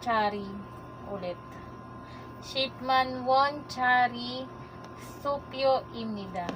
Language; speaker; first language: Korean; non-native, learner; Filipino